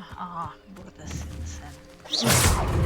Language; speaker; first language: Turkish; non-native, learner; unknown